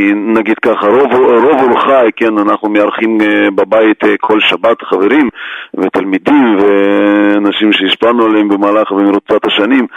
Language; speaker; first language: Hebrew; non-native, fluent; Russian